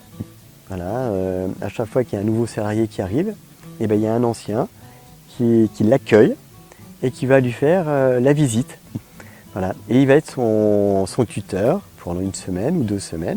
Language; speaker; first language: French; native; French